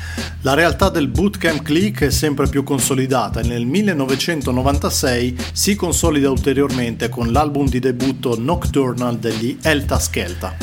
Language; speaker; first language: Italian; native; Italian